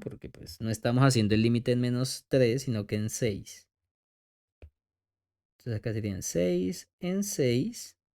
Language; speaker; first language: Spanish; native; Spanish